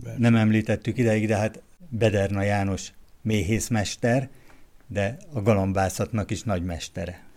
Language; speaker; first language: Hungarian; native; Hungarian